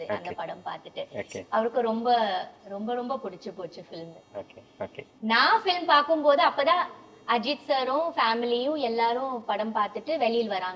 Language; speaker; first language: Tamil; non-native, fluent; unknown